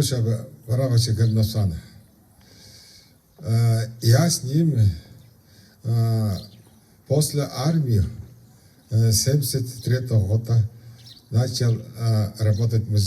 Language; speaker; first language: Russian; non-native, local second language; Tuvinian